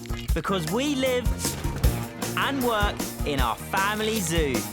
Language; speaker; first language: English; native; English